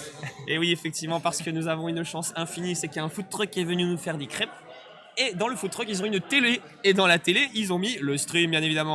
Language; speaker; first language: French; native; French